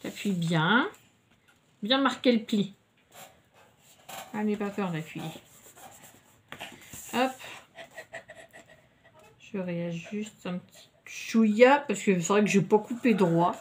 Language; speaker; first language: French; native; French